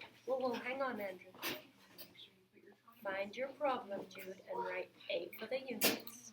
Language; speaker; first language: English; native; English